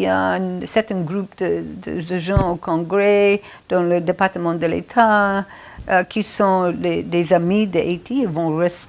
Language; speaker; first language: French; non-native, fluent; English